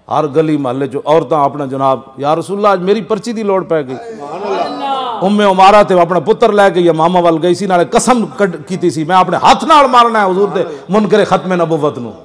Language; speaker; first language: Urdu; non-native, local second language; Punjabi